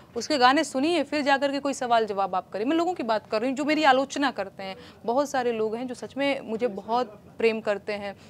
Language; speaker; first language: Hindi; non-native, local second language; Bhojpuri